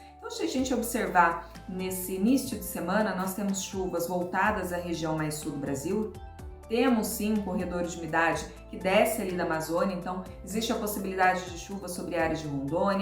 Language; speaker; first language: Portuguese; native; Portuguese